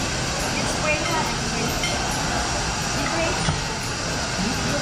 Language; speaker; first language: English; non-native, local second language; Cebuano